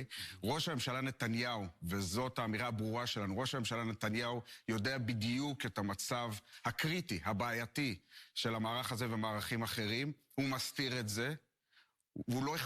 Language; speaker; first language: Hebrew; native; Hebrew